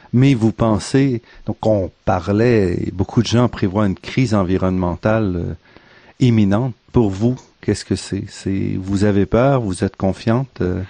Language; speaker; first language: French; native; French